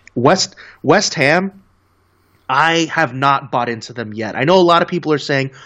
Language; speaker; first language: English; native; English